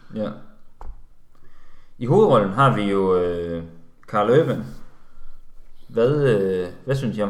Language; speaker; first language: Danish; native; Danish